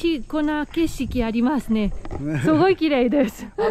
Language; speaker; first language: Japanese; non-native, learner; Spanish